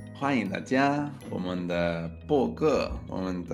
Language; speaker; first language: Chinese; non-native, fluent; Spanish